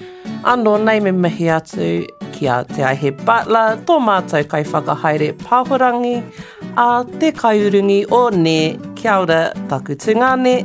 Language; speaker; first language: Māori; non-native, local second language; English